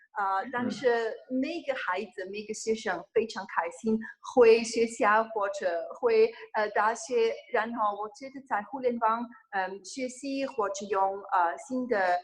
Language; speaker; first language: Chinese; non-native, fluent; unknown